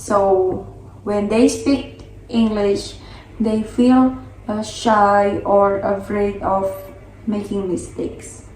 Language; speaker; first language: English; non-native, learner; Indonesian